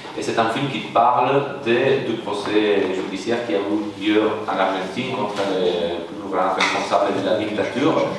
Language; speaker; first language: French; non-native, fluent; Spanish